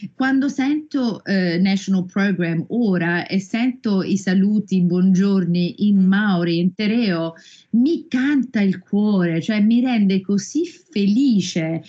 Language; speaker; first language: Italian; native; Italian